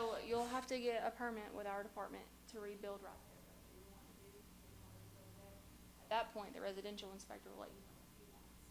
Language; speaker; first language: English; native; English